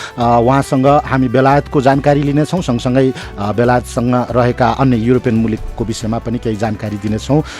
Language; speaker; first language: Nepali; native; Nepali